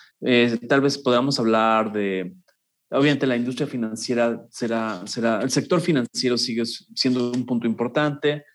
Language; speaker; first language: Spanish; native; Spanish